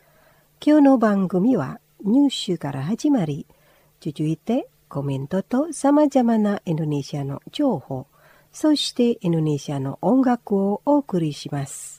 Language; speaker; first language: Japanese; non-native, fluent; Indonesian